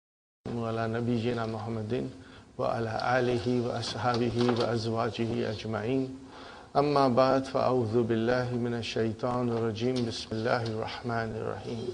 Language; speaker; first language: Arabic; non-native, fluent; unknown